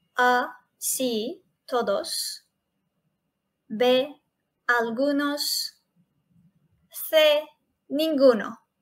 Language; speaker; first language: Spanish; non-native, fluent; Turkish